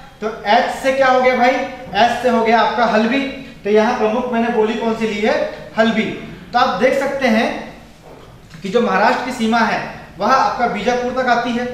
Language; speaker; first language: Hindi; native; Hindi